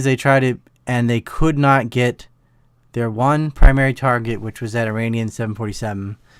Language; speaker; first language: English; native; English